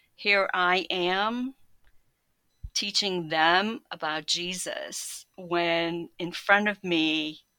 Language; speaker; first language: English; early bilingual, other home language; Polish